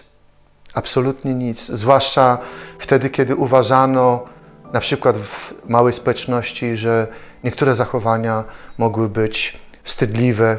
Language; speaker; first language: Polish; native; Polish